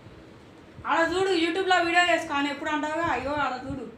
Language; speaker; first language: Telugu; native; Telugu